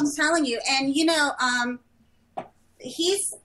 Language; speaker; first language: English; native; English